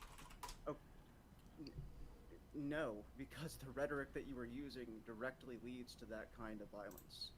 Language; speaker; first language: English; native; English